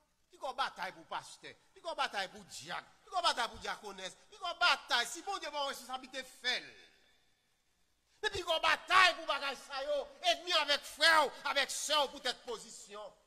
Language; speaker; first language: French; native; French